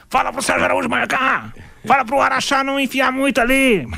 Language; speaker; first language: Portuguese; native; Portuguese